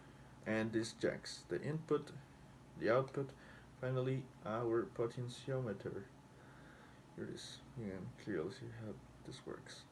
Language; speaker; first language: English; non-native, fluent; Spanish